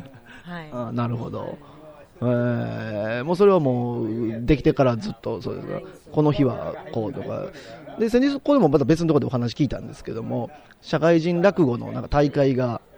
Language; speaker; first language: Japanese; native; Japanese